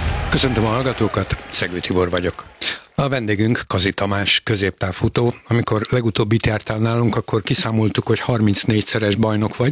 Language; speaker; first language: Hungarian; native; Hungarian